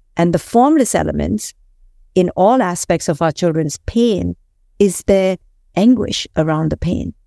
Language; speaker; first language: English; non-native, local second language; Hindi